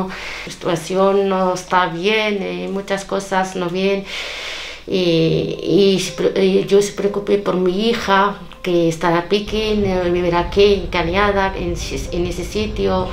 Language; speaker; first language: Spanish; non-native, learner; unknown